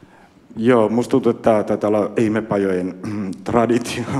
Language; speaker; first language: Finnish; native; Finnish